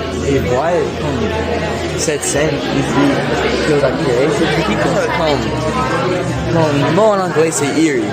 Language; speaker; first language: French; non-native, learner; English